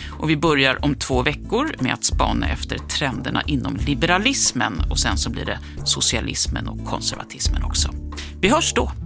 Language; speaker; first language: Swedish; native; Swedish